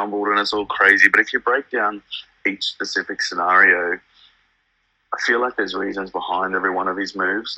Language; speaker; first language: English; native; English